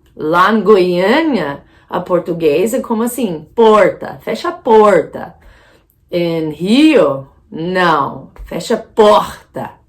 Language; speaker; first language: Portuguese; non-native, fluent; English